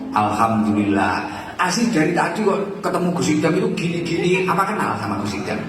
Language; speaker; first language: Indonesian; non-native, local second language; Javanese